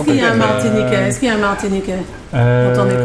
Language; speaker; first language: French; native; French